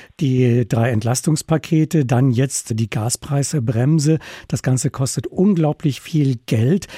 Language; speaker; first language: German; native; German